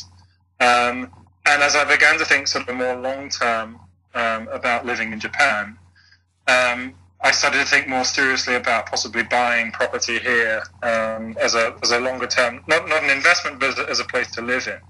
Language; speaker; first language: English; native; English